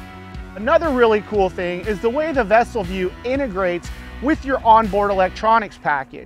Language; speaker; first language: English; native; English